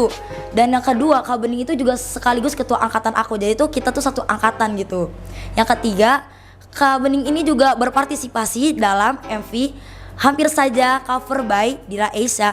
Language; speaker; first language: Indonesian; native; Indonesian